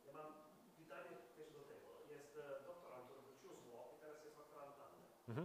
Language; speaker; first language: Polish; non-native, fluent; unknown